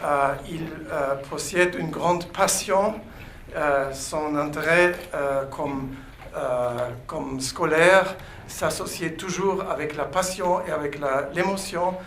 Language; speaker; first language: French; non-native, fluent; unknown